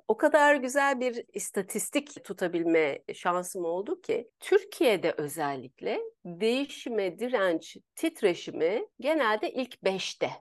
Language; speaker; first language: Turkish; native; Turkish